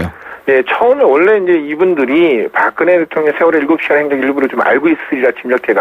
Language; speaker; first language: Korean; native; Korean